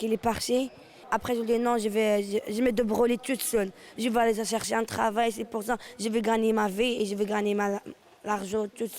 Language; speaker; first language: French; non-native, learner; Arabic